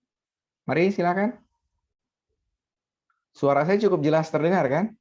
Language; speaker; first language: Indonesian; native; Indonesian